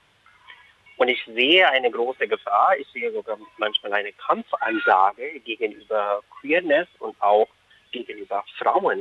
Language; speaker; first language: German; non-native, fluent; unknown